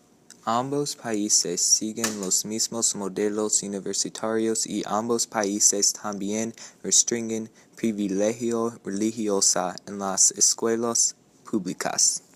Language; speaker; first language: Spanish; non-native, learner; English